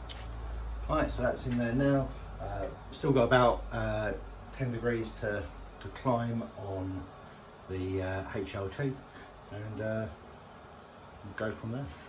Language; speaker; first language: English; native; English